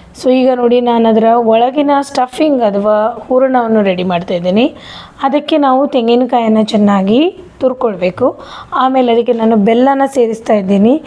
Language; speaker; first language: Kannada; non-native, local second language; Konkani